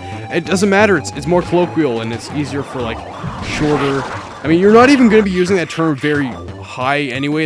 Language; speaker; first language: English; native; English